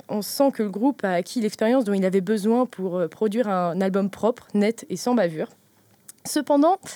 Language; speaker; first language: French; native; French